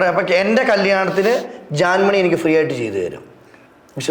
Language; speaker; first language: Malayalam; native; Malayalam